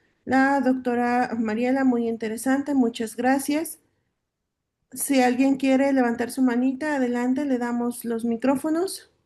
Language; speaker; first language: Spanish; native; Spanish